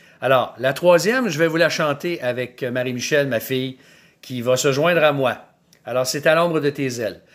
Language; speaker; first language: French; native; French